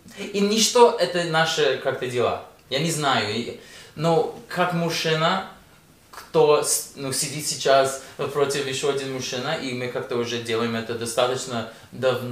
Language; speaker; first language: Russian; early bilingual, heritage; Russian